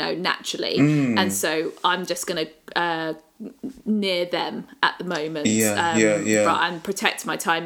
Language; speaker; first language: English; native; English